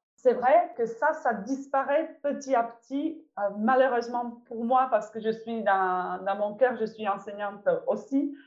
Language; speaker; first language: French; non-native, fluent; Czech